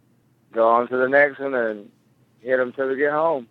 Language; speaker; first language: English; native; English